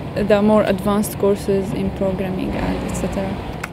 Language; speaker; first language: English; non-native, fluent; Arabic